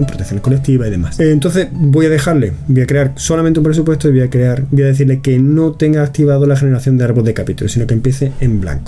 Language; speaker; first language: Spanish; native; Spanish